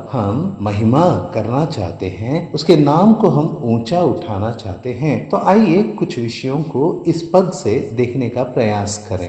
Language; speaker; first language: Hindi; native; Hindi